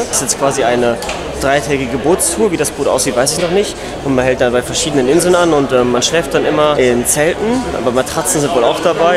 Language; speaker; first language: German; native; German